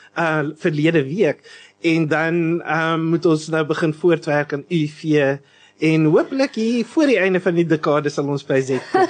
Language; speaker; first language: Afrikaans; native; Afrikaans